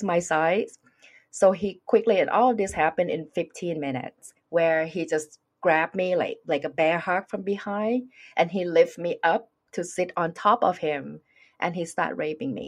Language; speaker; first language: English; non-native, fluent; Thai